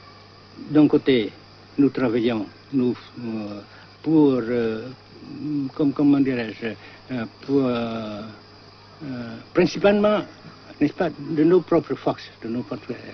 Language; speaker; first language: French; non-native, fluent; Vietnamese